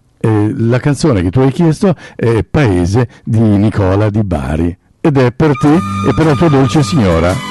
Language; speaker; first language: Italian; native; Italian